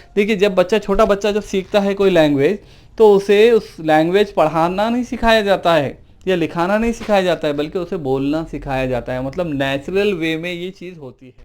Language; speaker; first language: Hindi; non-native, local second language; Urdu